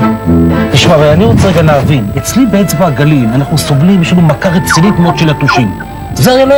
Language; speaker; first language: Hebrew; native; Hebrew